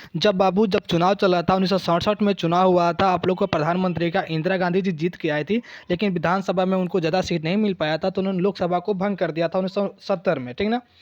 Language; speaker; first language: Hindi; native; Hindi